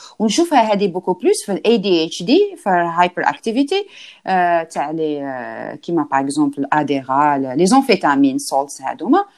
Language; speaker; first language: French; non-native, local second language; Arabic